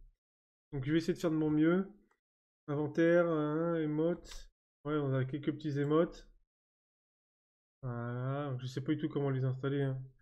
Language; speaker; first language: French; native; French